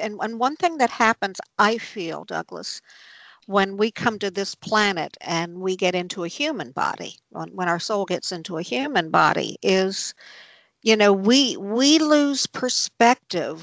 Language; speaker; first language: English; native; English